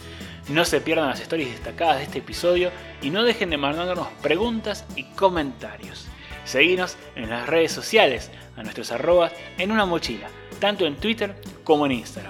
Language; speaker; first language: Spanish; native; Spanish